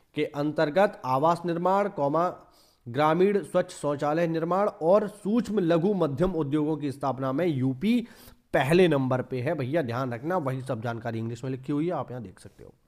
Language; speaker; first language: Hindi; native; Hindi